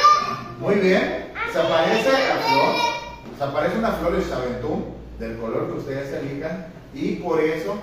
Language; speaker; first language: Spanish; native; Spanish